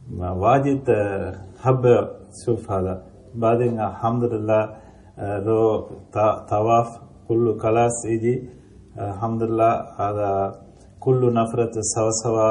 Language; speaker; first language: Arabic; non-native, learner; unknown